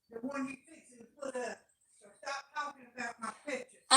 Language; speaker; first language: English; native; English